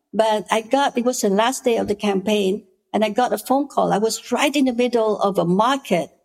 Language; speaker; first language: English; non-native, fluent; Khmer